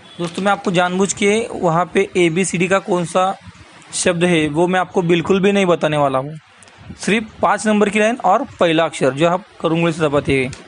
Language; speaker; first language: Hindi; non-native, local second language; Marathi